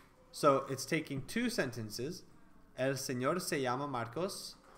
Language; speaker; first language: English; native; English